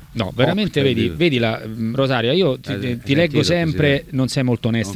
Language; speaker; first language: Italian; native; Italian